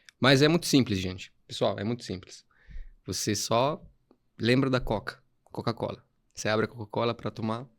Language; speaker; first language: Portuguese; non-native, fluent; Arabic